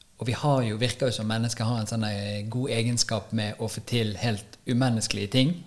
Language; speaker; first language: Norwegian; native; Norwegian